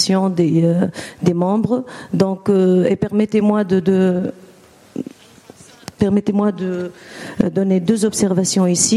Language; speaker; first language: French; non-native, local second language; Arabic